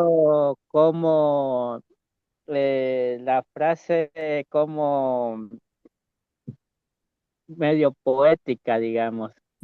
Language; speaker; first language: Spanish; non-native, local second language; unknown